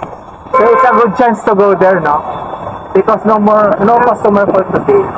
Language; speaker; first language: English; non-native, fluent; Filipino